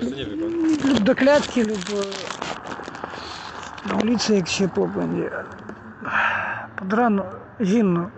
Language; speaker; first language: Polish; non-native, learner; Russian